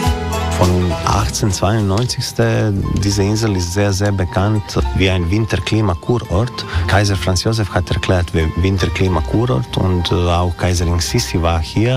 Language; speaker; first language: German; non-native, learner; Croatian